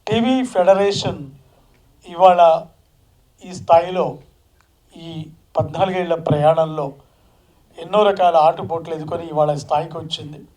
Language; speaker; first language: Telugu; native; Telugu